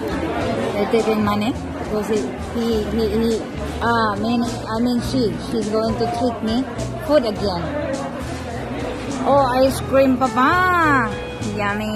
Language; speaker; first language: English; non-native, local second language; Filipino